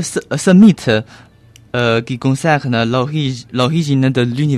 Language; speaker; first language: French; non-native, learner; Chinese